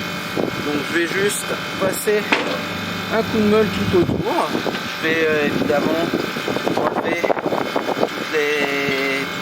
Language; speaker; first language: French; native; French